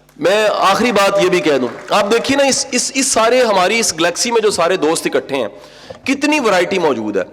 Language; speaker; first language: Urdu; non-native, local second language; Punjabi